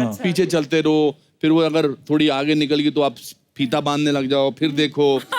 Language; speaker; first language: Hindi; native; Hindi